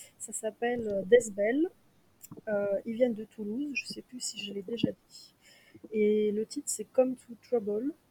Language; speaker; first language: French; native; French